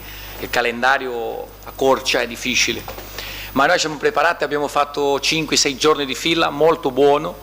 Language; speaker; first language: Italian; non-native, fluent; Portuguese